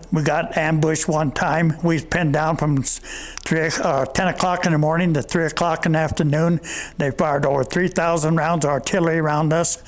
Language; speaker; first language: English; native; English